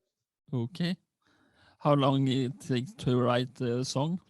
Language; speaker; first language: English; non-native, learner; Swedish